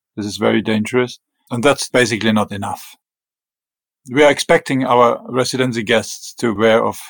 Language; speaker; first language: English; non-native, fluent; German